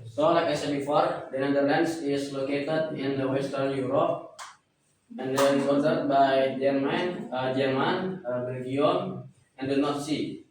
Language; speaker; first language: English; non-native, learner; Indonesian